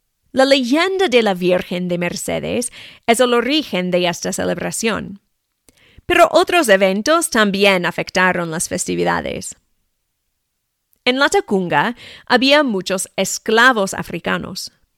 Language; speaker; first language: Spanish; non-native, fluent; English